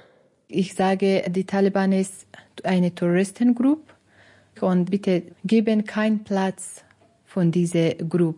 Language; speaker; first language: German; non-native, learner; Persian